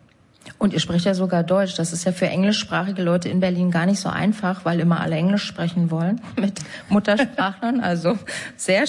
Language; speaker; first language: German; native; German